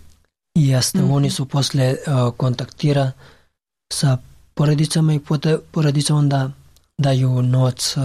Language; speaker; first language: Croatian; non-native, learner; Pashto